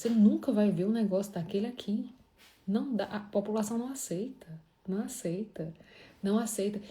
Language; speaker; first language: Portuguese; native; Portuguese